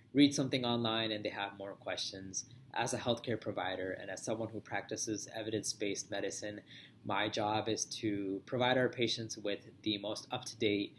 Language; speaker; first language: English; native; English